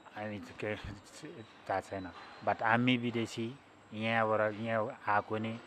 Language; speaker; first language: Nepali; non-native, learner; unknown